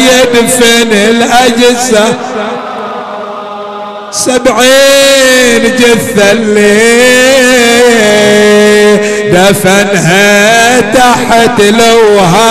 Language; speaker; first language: Arabic; native; Arabic